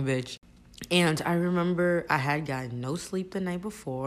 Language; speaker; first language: English; early bilingual, other home language; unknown